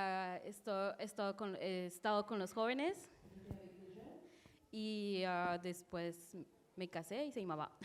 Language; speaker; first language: Spanish; early bilingual, heritage; Spanish